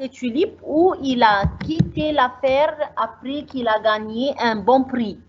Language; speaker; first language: French; non-native, fluent; Arabic